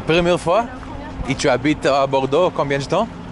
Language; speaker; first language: French; non-native, learner; English